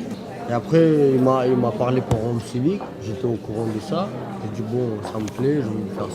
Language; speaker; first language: French; non-native, learner; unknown